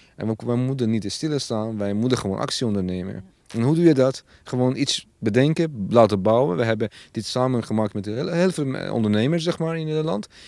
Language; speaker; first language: Dutch; non-native, fluent; Persian